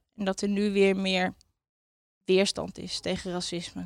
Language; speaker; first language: Dutch; native; Dutch